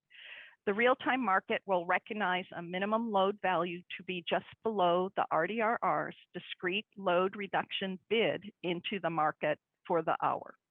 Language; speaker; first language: English; native; English